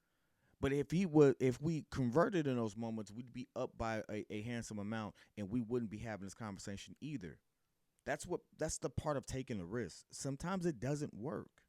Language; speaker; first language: English; native; English